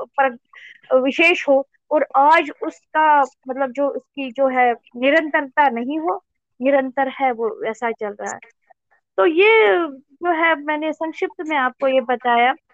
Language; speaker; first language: Hindi; non-native, local second language; Kashmiri